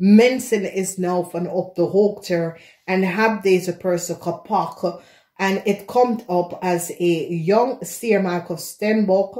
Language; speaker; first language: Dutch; non-native, fluent; English